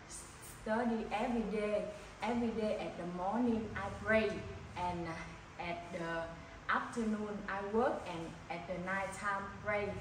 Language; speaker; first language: English; non-native, learner; Vietnamese